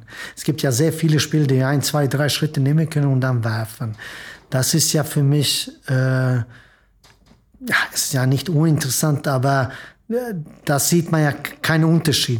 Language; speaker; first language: German; non-native, fluent; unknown